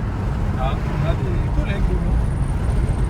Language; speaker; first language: French; native; French